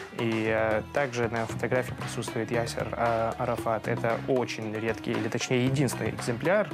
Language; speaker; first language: Russian; non-native, fluent; Arabic